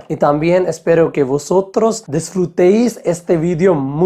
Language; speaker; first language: Spanish; non-native, learner; Hindi